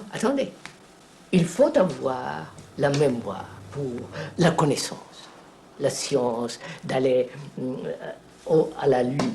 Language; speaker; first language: French; non-native, fluent; Telugu